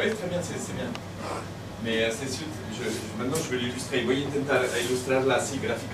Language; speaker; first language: French; non-native, learner; Spanish